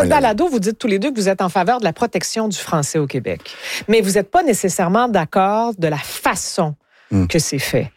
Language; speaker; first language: French; native; French